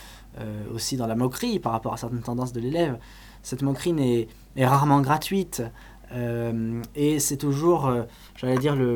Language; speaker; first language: French; native; French